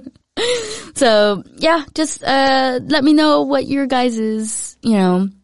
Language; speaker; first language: English; early bilingual, other home language; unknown